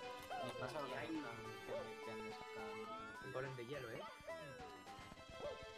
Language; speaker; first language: Spanish; native; Spanish